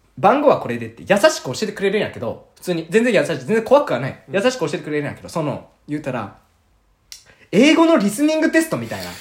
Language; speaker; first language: Japanese; native; Japanese